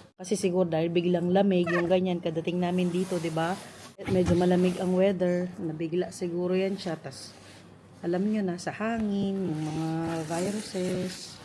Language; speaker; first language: Filipino; non-native, local second language; Pampanga